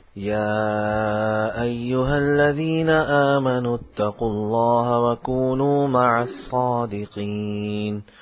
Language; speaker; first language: Urdu; non-native, local second language; Punjabi